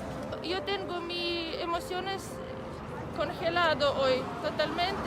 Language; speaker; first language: Spanish; non-native, learner; Ukrainian